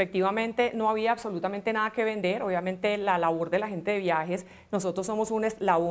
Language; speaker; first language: Spanish; native; Spanish